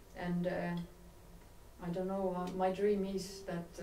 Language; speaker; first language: English; non-native, fluent; Estonian